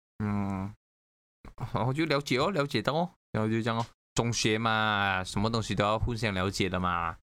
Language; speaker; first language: Chinese; native; Chinese